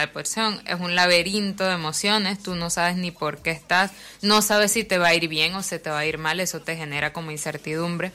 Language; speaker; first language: Spanish; native; Spanish